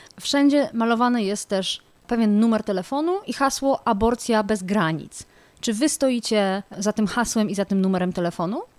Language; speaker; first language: Polish; native; Polish